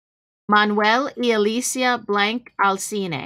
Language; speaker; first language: Spanish; non-native, fluent; English